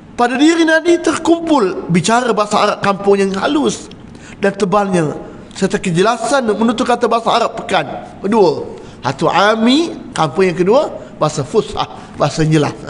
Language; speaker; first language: Malay; native; Malay